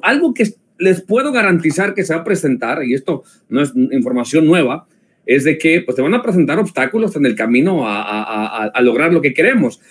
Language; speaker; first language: Spanish; native; Spanish